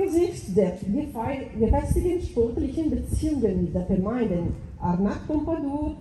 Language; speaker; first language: German; non-native, fluent; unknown